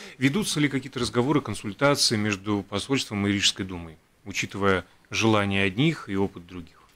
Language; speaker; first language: Russian; native; Russian